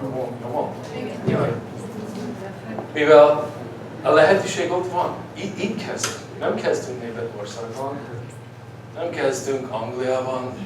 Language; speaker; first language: Hungarian; early bilingual, heritage; English